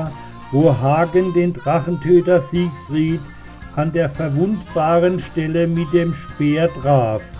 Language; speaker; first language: German; native; German